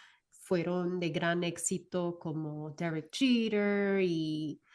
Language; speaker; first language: Spanish; early bilingual, heritage; Spanish